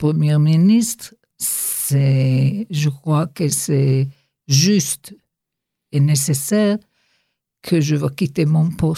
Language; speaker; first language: French; non-native, learner; Hebrew